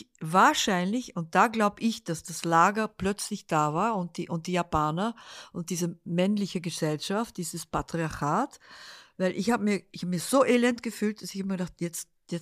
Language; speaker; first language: German; early bilingual, other home language; Dutch